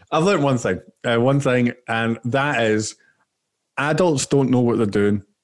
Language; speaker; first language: English; native; English